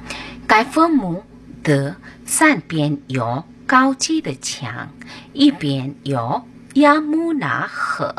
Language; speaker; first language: Chinese; non-native, learner; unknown